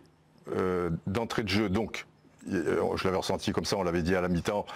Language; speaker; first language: French; native; French